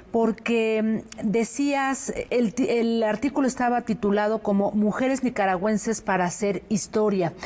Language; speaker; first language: Spanish; native; Spanish